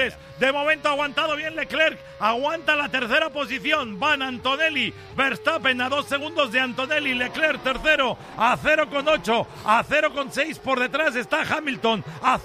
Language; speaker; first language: Spanish; native; Spanish